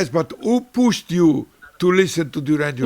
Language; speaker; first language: English; non-native, learner; Italian